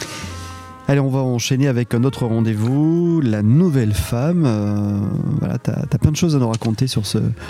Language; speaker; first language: French; native; French